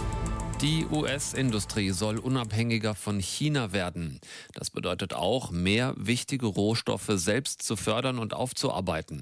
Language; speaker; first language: German; native; German